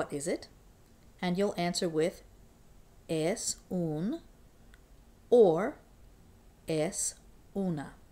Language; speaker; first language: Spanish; non-native, fluent; English